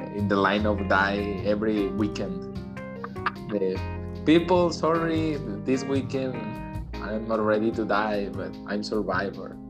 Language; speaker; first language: English; non-native, learner; Spanish